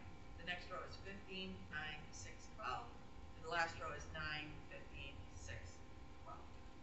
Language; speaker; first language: English; native; English